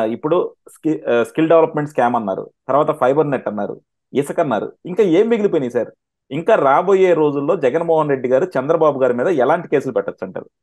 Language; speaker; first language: Telugu; native; Telugu